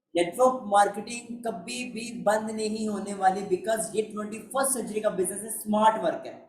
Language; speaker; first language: Urdu; non-native, local second language; Punjabi